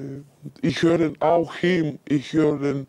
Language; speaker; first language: German; non-native, learner; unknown